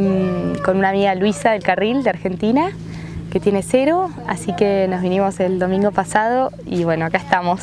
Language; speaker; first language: Spanish; native; Spanish